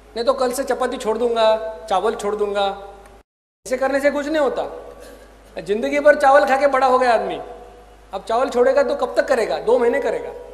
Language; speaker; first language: Hindi; non-native, local second language; Marathi